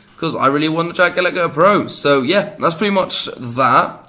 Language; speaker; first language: English; native; English